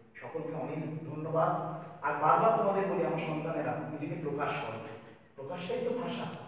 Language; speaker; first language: Bangla; native; Bangla